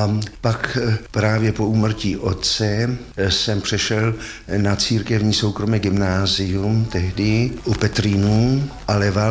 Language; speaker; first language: Czech; native; Czech